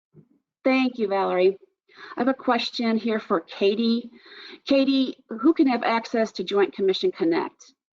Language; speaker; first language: English; native; English